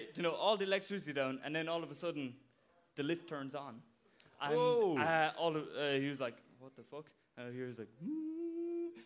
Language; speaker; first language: English; native; English